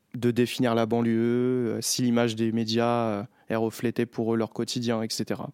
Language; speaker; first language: French; native; French